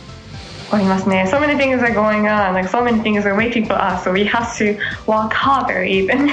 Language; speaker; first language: English; non-native, fluent; Japanese